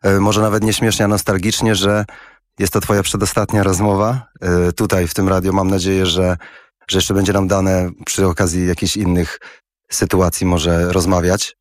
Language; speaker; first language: Polish; early bilingual, heritage; Polish